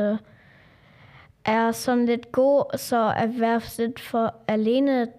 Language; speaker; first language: Danish; non-native, local second language; German